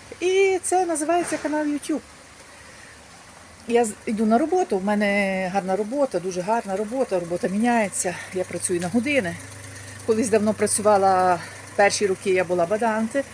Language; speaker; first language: Ukrainian; native; Ukrainian